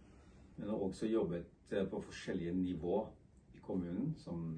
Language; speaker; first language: Norwegian; non-native, fluent; English